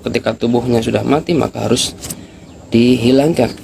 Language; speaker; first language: Indonesian; native; Indonesian